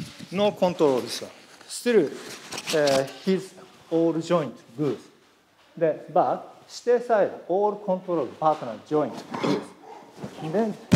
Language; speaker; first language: English; non-native, learner; Japanese